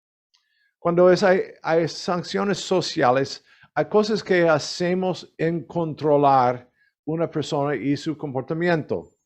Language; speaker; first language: Spanish; non-native, learner; English